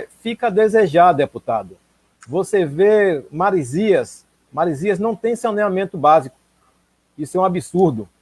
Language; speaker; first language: Portuguese; native; Portuguese